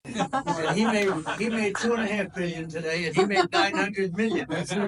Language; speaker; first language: English; native; English